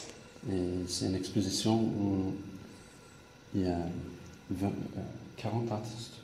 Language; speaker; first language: French; non-native, fluent; English